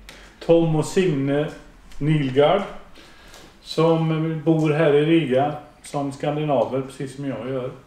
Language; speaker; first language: Swedish; native; Swedish